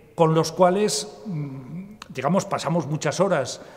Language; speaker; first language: Spanish; native; Spanish